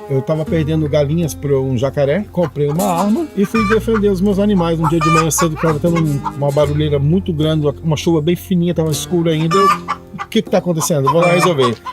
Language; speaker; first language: Portuguese; native; Portuguese